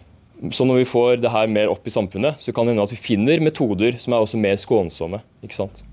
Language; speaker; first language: Norwegian; native; Norwegian